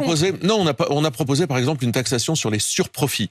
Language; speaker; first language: French; native; French